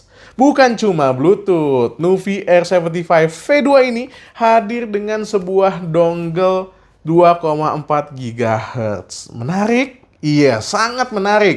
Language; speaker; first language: Indonesian; native; Indonesian